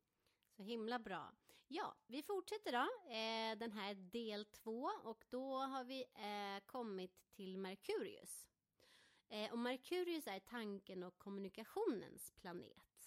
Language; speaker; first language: Swedish; native; Swedish